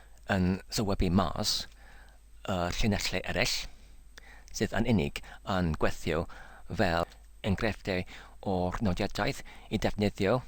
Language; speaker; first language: Welsh; non-native, learner; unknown